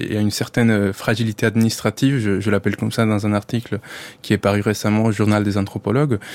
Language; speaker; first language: French; non-native, fluent; Spanish